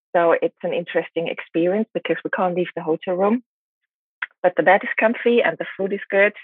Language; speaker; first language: English; non-native, fluent; German